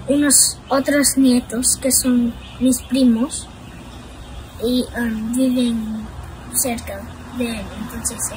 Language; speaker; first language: Spanish; early bilingual, heritage; Spanish